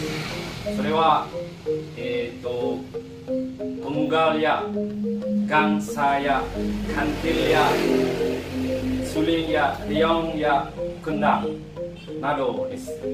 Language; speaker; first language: Japanese; non-native, fluent; Indonesian